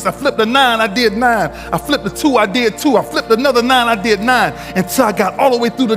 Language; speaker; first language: English; native; English